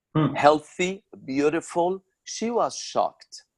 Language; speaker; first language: English; non-native, fluent; Arabic